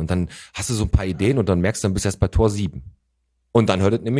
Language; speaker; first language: German; native; German